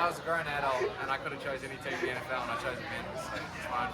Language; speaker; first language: English; native; English